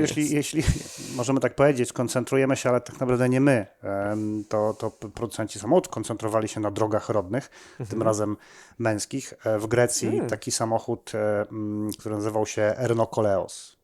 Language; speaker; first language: Polish; native; Polish